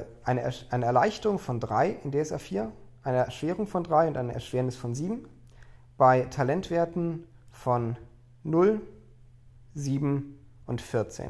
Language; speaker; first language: German; native; German